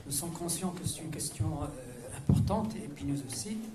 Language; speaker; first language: French; non-native, local second language; Arabic